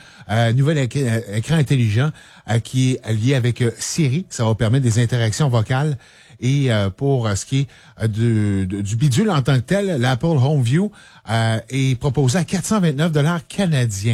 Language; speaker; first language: French; native; French